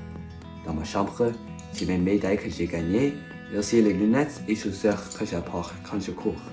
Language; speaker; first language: French; non-native, learner; English